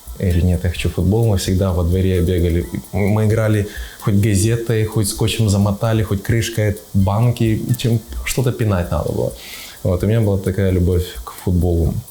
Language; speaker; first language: Russian; native; Russian